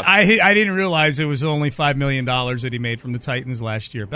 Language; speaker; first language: English; native; English